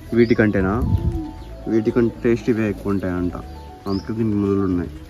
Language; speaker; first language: Telugu; non-native, local second language; Lambadi